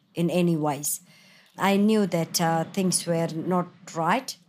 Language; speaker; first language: English; non-native, fluent; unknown